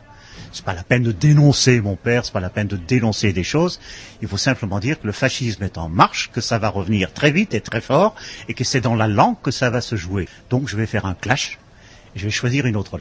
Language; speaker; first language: French; non-native, local second language; Dutch